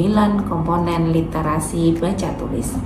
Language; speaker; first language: Indonesian; native; Indonesian